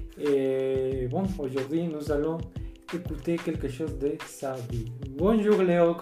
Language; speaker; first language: French; non-native, learner; Spanish